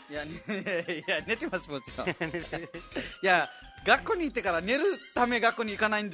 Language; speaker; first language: Japanese; non-native, fluent; Nepali